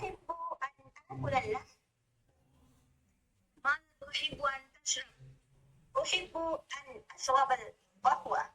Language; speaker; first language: Arabic; non-native, learner; Bangla